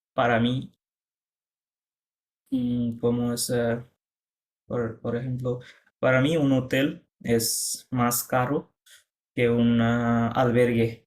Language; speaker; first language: Spanish; non-native, fluent; Bangla